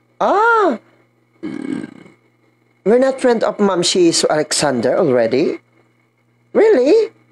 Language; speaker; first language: English; non-native, learner; Filipino